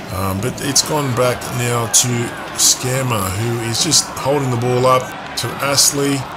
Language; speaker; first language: English; native; English